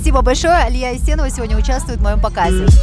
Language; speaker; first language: Russian; native; Russian